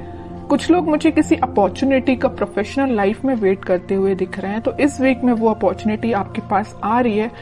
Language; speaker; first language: Hindi; native; Hindi